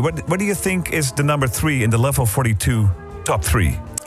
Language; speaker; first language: English; non-native, fluent; Dutch